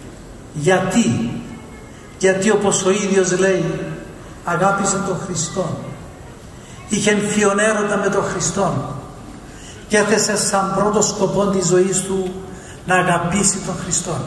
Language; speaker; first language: Greek; native; Greek